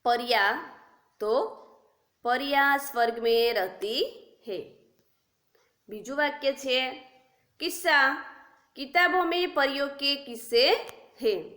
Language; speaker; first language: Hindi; non-native, local second language; Gujarati